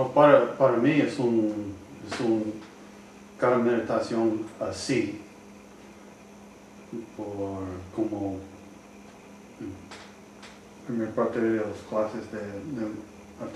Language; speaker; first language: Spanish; non-native, learner; English